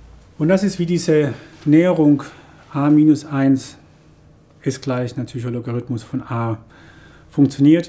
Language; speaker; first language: German; native; German